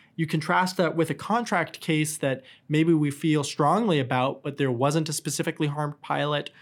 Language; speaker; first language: English; native; English